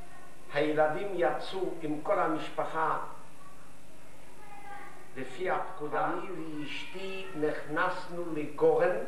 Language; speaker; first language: Hebrew; non-native, fluent; Yiddish